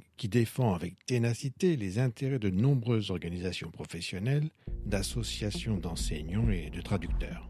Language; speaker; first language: French; native; French